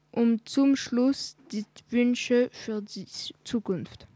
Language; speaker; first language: German; non-native, learner; French